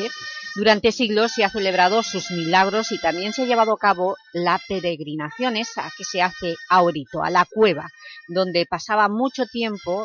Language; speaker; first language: Spanish; native; Spanish